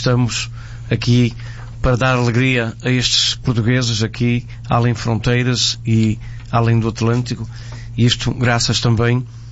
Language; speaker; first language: Portuguese; native; Portuguese